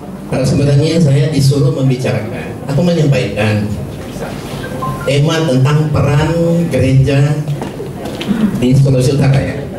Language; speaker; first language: Indonesian; native; Indonesian